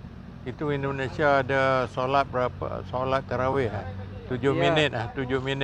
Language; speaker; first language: Malay; native; Malay